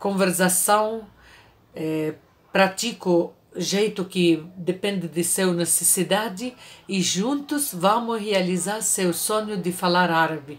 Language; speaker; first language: Portuguese; non-native, fluent; Arabic